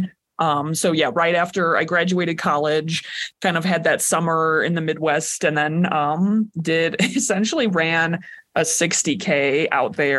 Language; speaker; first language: English; native; English